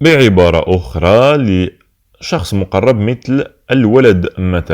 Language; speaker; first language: Arabic; native; Arabic